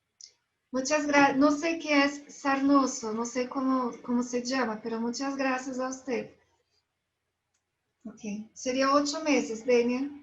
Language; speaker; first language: Spanish; non-native, fluent; Portuguese